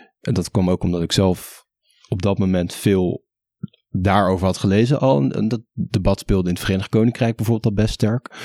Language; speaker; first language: Dutch; native; Dutch